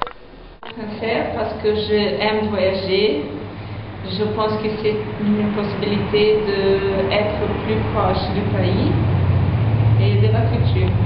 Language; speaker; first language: French; non-native, learner; Portuguese